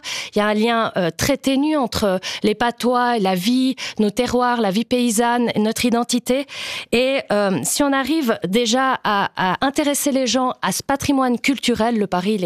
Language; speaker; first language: French; native; French